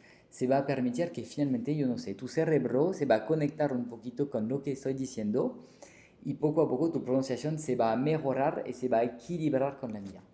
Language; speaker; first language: Spanish; non-native, fluent; French